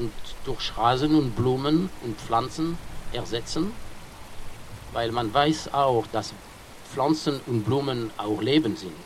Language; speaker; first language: German; non-native, fluent; French